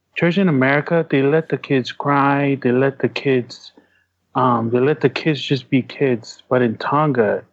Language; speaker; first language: English; early bilingual, other home language; Tongan